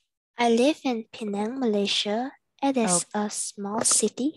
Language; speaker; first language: English; non-native, learner; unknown